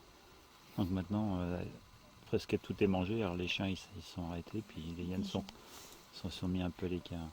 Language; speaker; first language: French; native; French